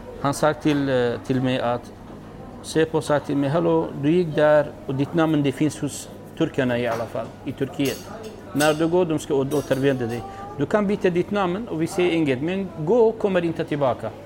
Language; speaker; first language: Swedish; non-native, learner; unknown